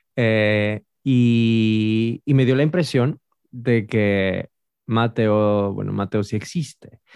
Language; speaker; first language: Spanish; native; Spanish